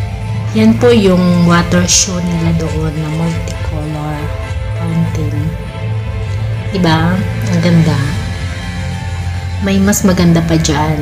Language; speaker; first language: Filipino; non-native, local second language; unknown